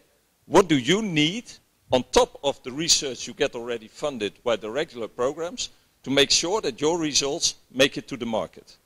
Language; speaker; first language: English; non-native, fluent; Dutch